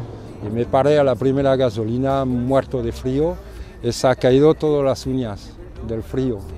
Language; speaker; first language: Spanish; non-native, fluent; French